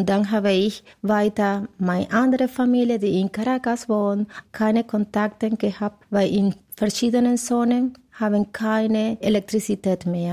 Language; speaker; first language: German; non-native, learner; Spanish